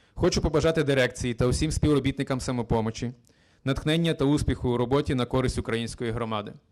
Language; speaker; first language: Ukrainian; native; Ukrainian